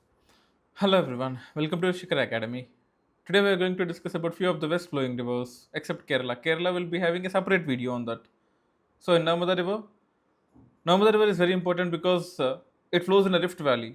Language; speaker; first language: English; non-native, local second language; Telugu